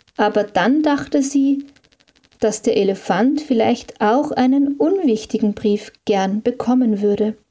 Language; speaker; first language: German; native; German